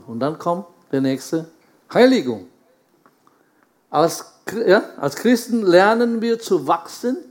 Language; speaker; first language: German; non-native, fluent; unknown